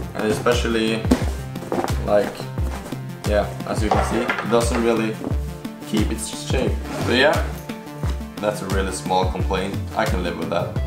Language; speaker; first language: English; non-native, fluent; Swedish